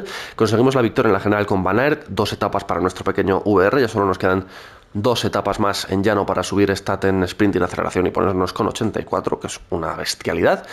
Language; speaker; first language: Spanish; native; Spanish